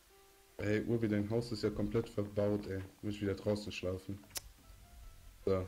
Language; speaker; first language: German; native; German